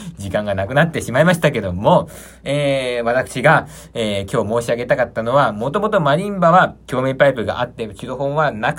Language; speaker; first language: Japanese; native; Japanese